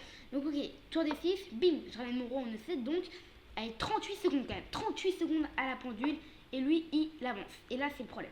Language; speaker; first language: French; native; French